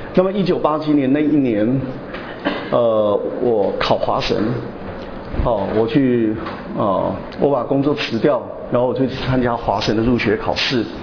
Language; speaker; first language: Chinese; native; Chinese